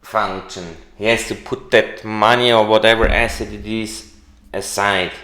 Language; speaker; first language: English; non-native, fluent; German